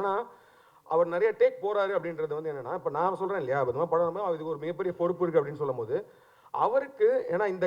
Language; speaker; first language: Tamil; native; Tamil